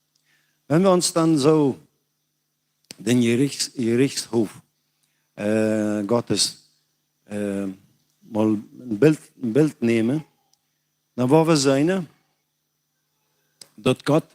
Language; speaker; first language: German; non-native, learner; Plautdietsch